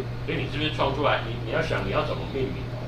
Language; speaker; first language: Chinese; native; Chinese